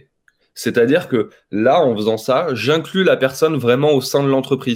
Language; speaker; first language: French; native; French